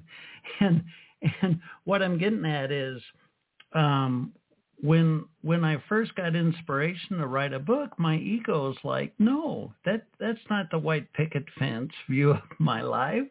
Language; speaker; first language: English; native; English